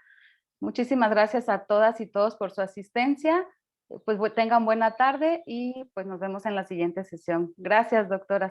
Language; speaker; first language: Spanish; native; Spanish